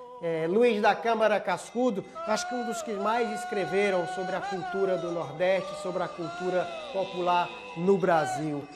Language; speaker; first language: Portuguese; native; Portuguese